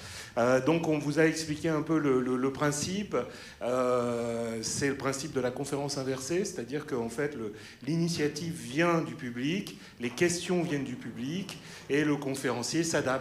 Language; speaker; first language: French; native; French